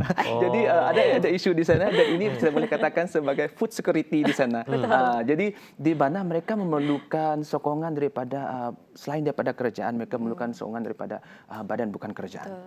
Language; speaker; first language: Malay; non-native, local second language; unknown